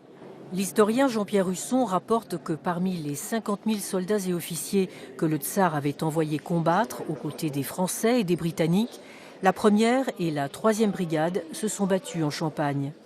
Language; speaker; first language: French; native; French